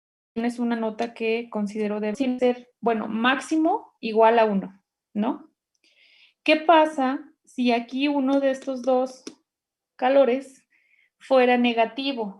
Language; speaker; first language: Spanish; native; Spanish